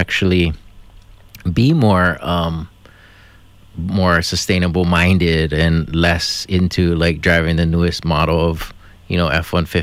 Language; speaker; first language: English; non-native, local second language; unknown